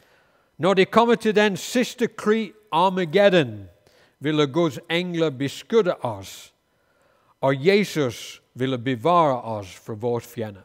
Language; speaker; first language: Danish; non-native, fluent; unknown